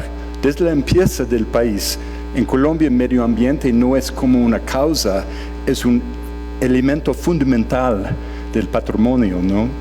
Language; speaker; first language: Spanish; non-native, fluent; English